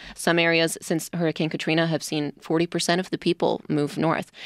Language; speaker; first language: English; native; English